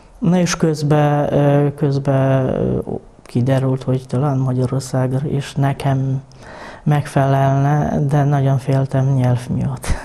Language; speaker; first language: Hungarian; non-native, fluent; Polish